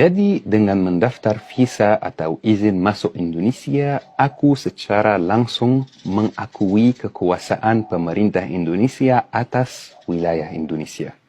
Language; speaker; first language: Indonesian; non-native, fluent; Arabic